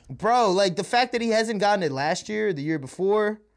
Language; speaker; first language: English; early bilingual, other home language; Malayalam